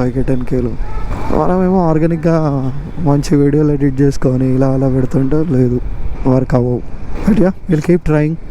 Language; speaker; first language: Telugu; non-native, local second language; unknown